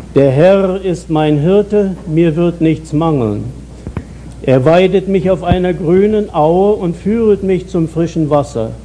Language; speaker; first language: German; native; German